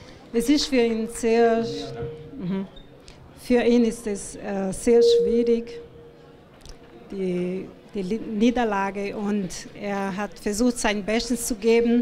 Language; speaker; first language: German; non-native, fluent; Portuguese